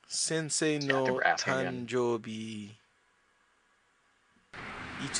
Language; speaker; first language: Japanese; non-native, learner; English